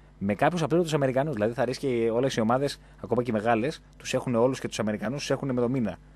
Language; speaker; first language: Greek; native; Greek